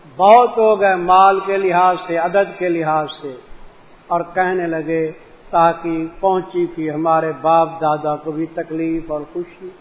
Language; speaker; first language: Urdu; non-native, local second language; Sindhi